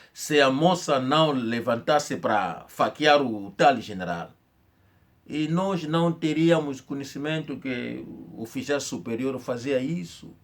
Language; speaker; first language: Portuguese; non-native, fluent; Kongo